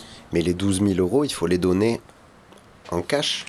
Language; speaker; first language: French; native; French